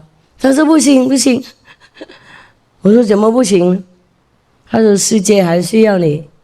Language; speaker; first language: Chinese; non-native, fluent; Vietnamese